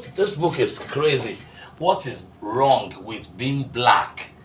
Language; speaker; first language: English; non-native, local second language; Yoruba